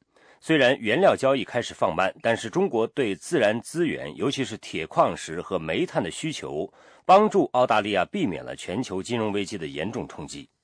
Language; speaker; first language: Chinese; native; Chinese